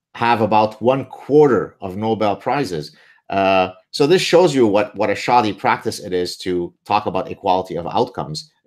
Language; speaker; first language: English; early bilingual, other home language; Arabic